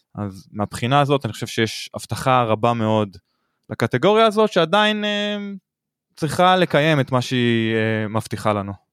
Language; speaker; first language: Hebrew; native; Hebrew